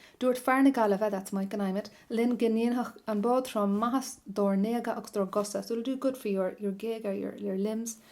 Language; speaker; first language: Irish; non-native, local second language; English